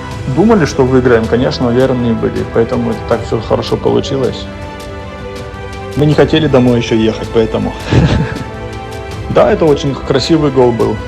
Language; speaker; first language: Russian; early bilingual, heritage; German